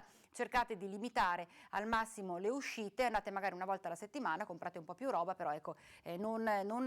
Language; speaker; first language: Italian; native; Italian